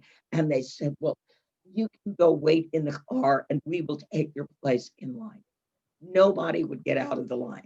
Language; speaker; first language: English; native; English